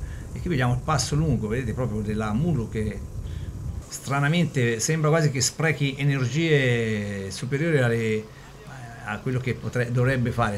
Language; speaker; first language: Italian; native; Italian